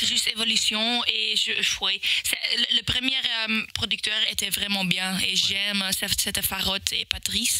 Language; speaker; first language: French; non-native, local second language; Dutch